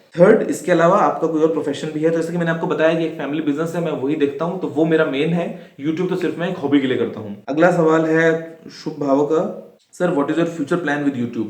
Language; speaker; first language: Hindi; native; Hindi